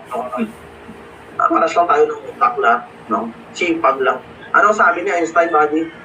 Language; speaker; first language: Filipino; non-native, local second language; Hiligaynon